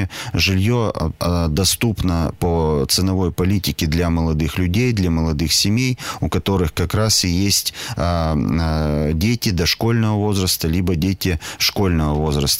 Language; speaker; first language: Russian; native; Russian